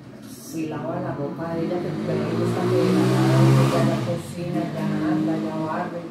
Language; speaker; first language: Spanish; native; Spanish